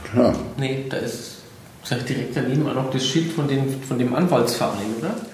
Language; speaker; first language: German; native; German